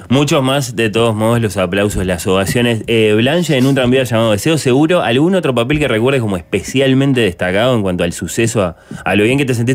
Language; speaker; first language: Spanish; native; Spanish